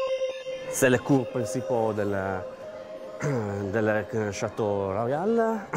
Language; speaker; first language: French; non-native, learner; Italian